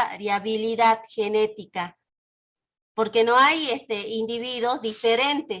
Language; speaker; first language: Spanish; native; Spanish